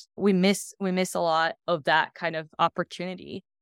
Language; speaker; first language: English; non-native, fluent; Portuguese